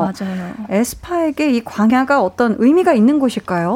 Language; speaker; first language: Korean; native; Korean